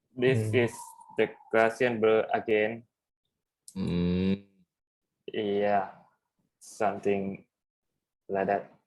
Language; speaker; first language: English; non-native, learner; Thai